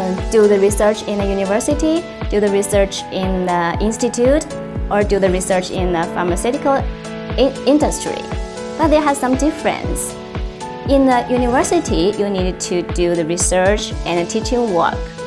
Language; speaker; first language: English; non-native, fluent; Chinese